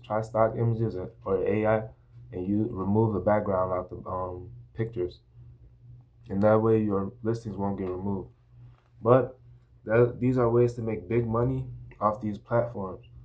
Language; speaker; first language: English; native; English